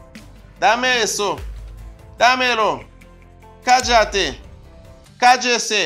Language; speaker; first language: Spanish; non-native, fluent; Haitian Creole